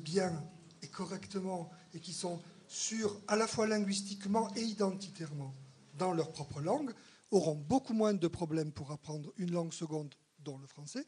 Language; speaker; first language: French; native; French